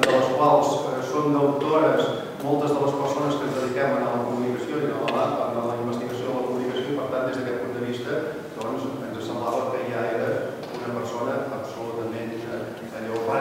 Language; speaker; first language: Catalan; native; Catalan